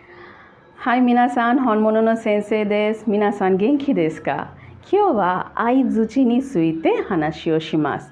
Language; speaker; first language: Japanese; non-native, learner; Bangla